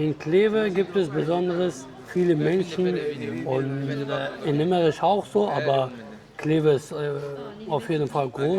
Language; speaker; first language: German; non-native, learner; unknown